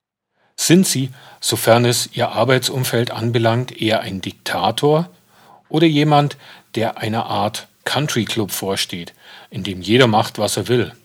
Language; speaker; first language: German; native; German